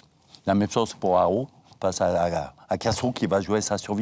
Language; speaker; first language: French; native; French